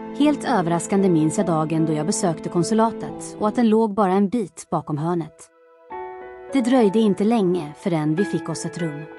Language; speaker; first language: Swedish; non-native, fluent; Croatian